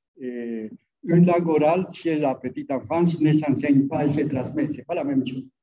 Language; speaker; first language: French; non-native, fluent; Spanish